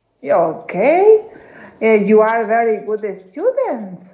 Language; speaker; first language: English; non-native, learner; Spanish